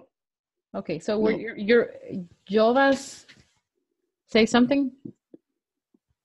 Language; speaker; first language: English; non-native, fluent; Spanish